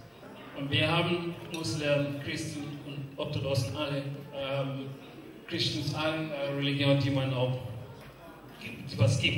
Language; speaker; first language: German; non-native, learner; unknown